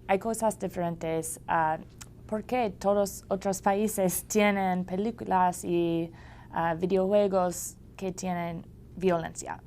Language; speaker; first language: Spanish; non-native, learner; English